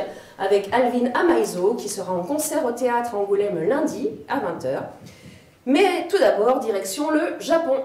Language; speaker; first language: French; native; French